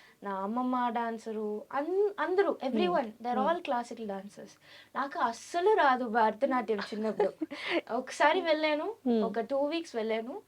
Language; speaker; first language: Telugu; non-native, learner; Tamil